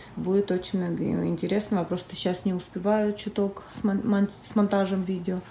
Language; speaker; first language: Russian; early bilingual, other home language; Armenian